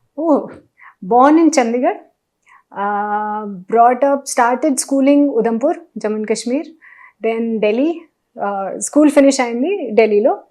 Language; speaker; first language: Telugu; non-native, local second language; Hindi